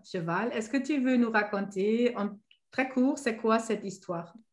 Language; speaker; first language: French; non-native, fluent; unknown